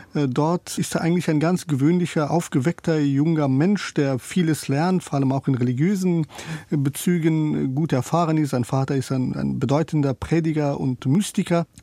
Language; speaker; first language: German; non-native, fluent; Persian